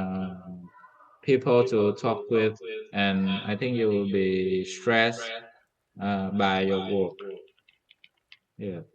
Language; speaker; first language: English; non-native, learner; Vietnamese